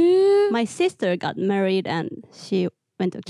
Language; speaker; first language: English; non-native, learner; Japanese